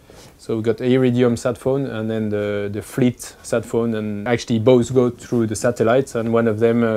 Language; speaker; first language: English; non-native, fluent; French